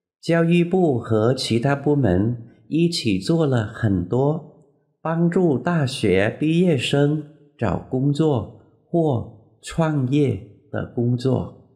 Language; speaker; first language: Chinese; non-native, fluent; Vietnamese